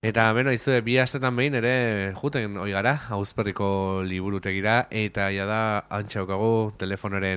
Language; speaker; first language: Basque; native; Basque